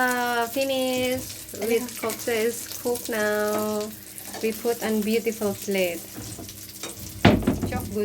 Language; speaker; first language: English; non-native, fluent; Indonesian